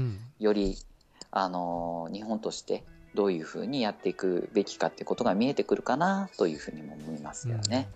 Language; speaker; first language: Japanese; native; Japanese